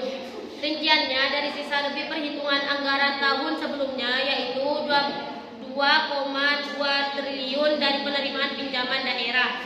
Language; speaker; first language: Indonesian; native; Indonesian